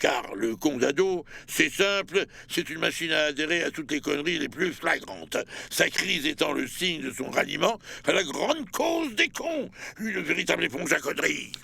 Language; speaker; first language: French; native; French